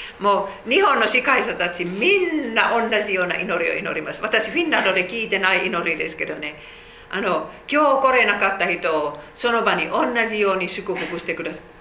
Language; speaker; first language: Japanese; non-native, fluent; Finnish